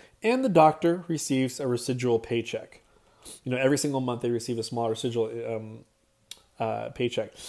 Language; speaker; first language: English; native; English